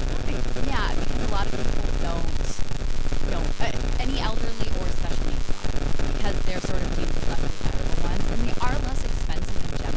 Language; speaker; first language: English; native; English